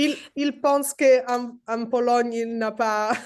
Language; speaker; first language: French; non-native, learner; Polish